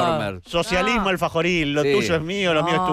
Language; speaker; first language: Spanish; native; Spanish